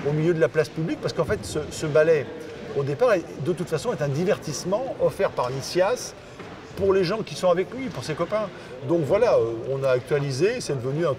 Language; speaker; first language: French; native; French